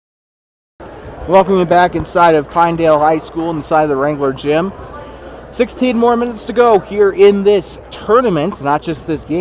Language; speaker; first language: English; native; English